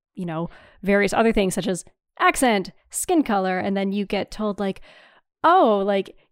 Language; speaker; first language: English; native; English